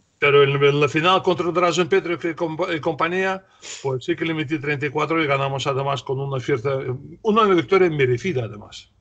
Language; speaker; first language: Spanish; non-native, fluent; Russian